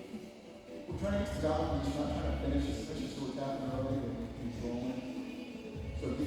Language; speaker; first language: English; native; English